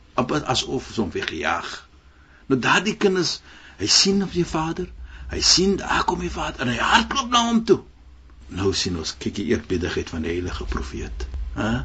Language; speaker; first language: Afrikaans; non-native, fluent; Arabic